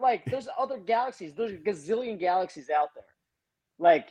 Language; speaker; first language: English; native; English